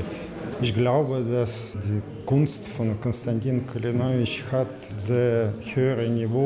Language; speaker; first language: German; non-native, learner; Russian